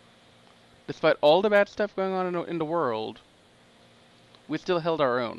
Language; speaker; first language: English; native; English